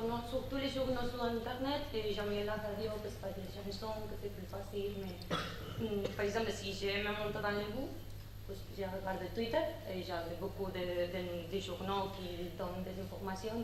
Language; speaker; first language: French; non-native, learner; Catalan